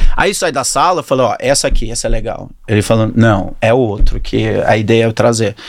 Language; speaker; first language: Portuguese; early bilingual, other home language; English